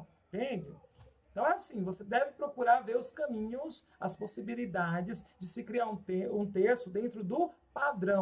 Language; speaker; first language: Portuguese; native; Portuguese